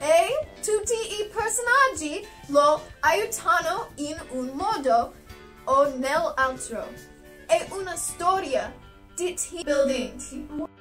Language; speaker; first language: Italian; non-native, learner; English